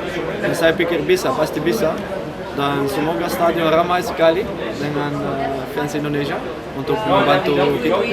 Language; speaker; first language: Indonesian; non-native, fluent; Dutch